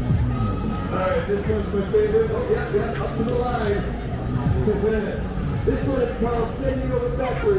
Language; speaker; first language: English; native; English